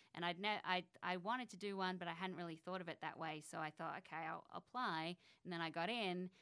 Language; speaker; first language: English; native; English